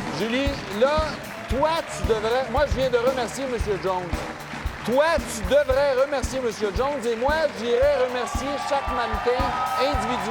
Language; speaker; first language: French; native; French